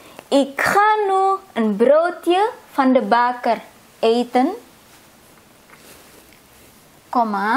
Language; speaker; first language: Dutch; non-native, fluent; Indonesian